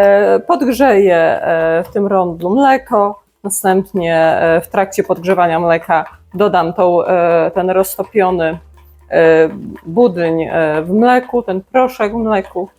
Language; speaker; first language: Polish; native; Polish